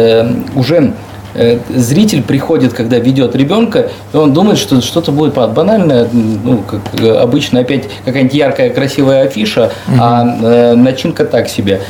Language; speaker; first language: Russian; native; Russian